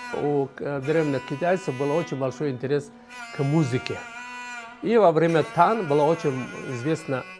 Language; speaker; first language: Russian; non-native, fluent; Tajik